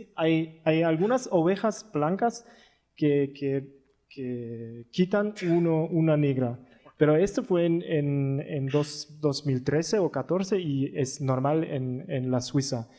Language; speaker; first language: Spanish; non-native, learner; German